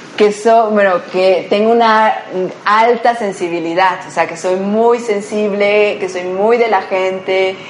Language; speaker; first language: Spanish; native; Spanish